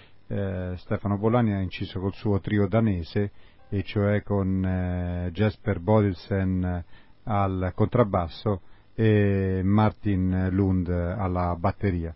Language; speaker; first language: Italian; native; Italian